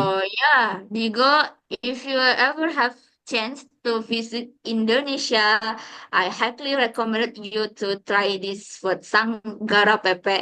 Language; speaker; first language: English; non-native, learner; Indonesian